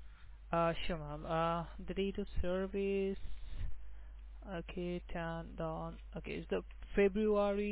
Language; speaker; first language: English; non-native, local second language; Gujarati